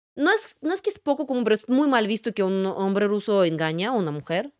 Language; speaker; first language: Spanish; non-native, fluent; Russian